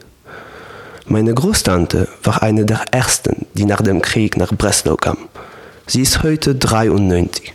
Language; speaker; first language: German; non-native, learner; Polish